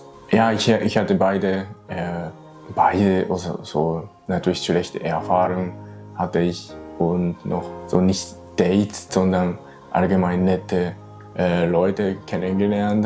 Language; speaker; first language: German; non-native, learner; Japanese